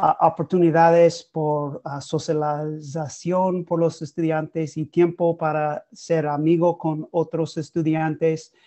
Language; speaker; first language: Spanish; non-native, learner; English